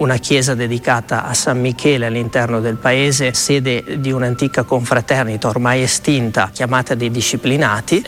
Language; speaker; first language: Italian; native; Italian